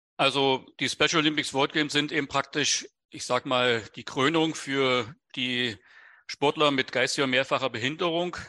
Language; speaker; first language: German; native; German